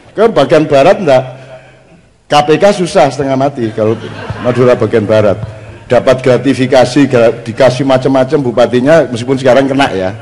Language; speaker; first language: Indonesian; non-native, local second language; Javanese